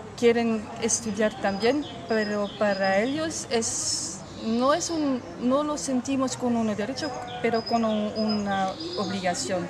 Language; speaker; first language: Spanish; non-native, learner; Dutch